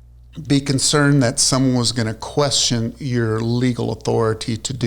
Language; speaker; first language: English; native; English